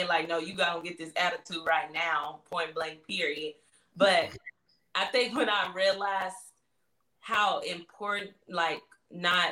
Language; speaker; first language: English; native; English